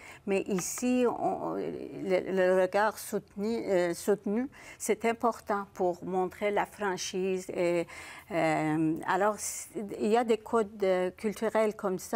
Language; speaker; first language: French; non-native, fluent; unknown